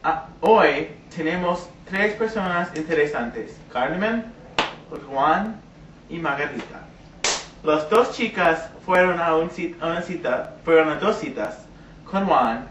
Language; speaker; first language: Spanish; non-native, learner; English